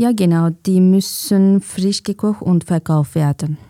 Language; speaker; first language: German; non-native, fluent; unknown